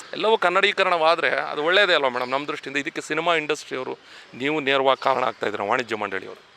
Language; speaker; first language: Kannada; native; Kannada